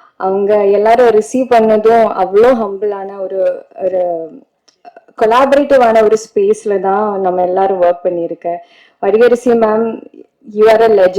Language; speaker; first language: Tamil; non-native, learner; Malayalam